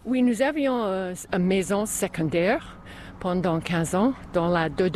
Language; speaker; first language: French; non-native, local second language; English